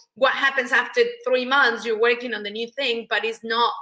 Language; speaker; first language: English; non-native, fluent; Spanish